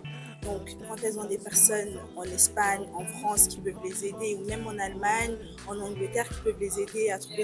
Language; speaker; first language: French; early bilingual, other home language; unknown